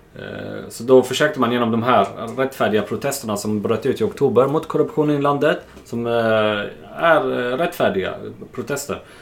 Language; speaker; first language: Swedish; non-native, fluent; Arabic